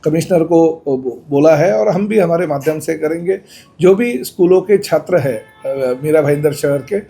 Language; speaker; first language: Hindi; non-native, local second language; Marathi